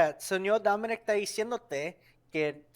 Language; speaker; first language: Spanish; non-native, learner; English